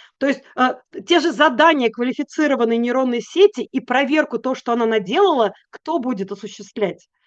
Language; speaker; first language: Russian; native; Russian